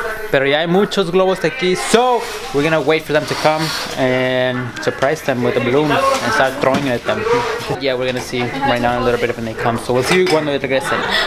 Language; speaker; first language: English; early bilingual, other home language; Spanish